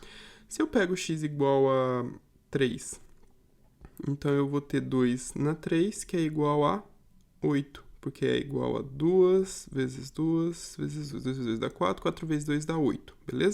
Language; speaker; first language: Portuguese; native; Portuguese